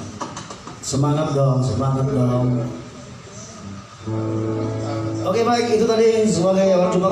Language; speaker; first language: Indonesian; native; Indonesian